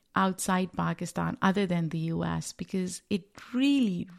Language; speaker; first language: English; non-native, local second language; Urdu